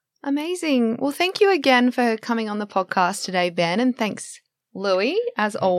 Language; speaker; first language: English; native; English